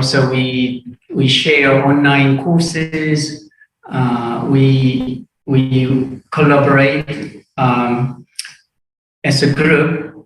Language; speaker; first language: English; non-native, fluent; Korean